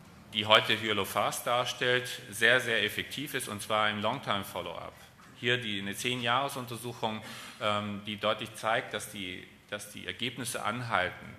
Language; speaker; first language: German; native; German